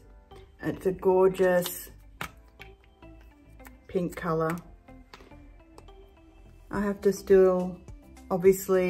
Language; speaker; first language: English; native; English